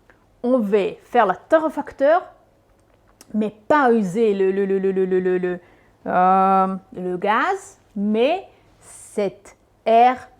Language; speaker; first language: French; non-native, local second language; Swiss German